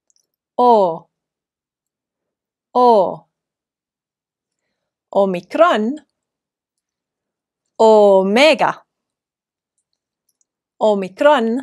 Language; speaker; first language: Greek; non-native, fluent; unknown